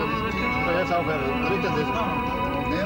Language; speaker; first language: German; non-native, learner; Serbian